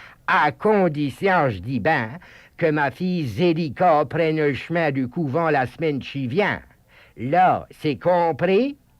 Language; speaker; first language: French; native; French